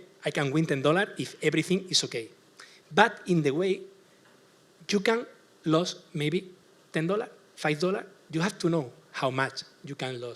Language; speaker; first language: English; non-native, learner; Spanish